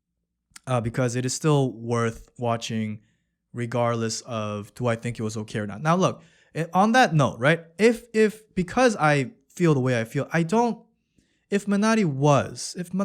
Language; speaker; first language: English; early bilingual, other home language; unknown